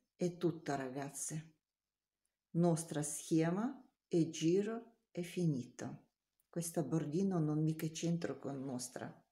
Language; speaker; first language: Italian; non-native, learner; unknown